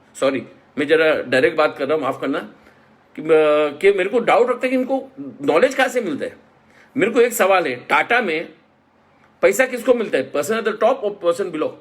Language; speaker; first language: Hindi; non-native, local second language; Marathi